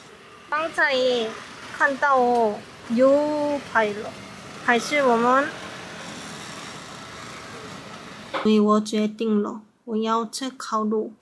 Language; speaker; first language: Chinese; non-native, learner; Korean